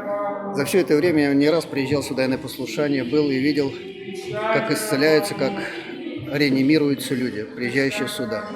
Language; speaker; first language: Russian; native; Russian